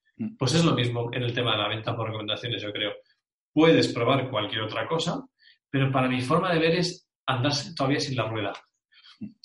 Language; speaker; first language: Spanish; native; Spanish